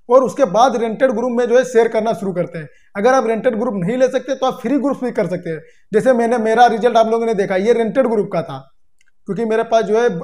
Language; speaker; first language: Hindi; native; Hindi